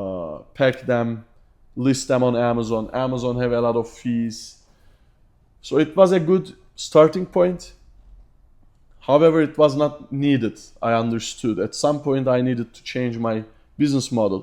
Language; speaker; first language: English; non-native, fluent; Turkish